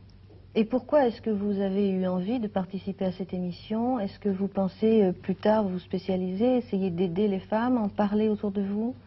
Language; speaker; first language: French; native; French